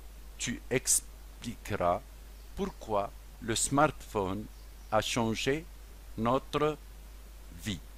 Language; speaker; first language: French; non-native, local second language; Arabic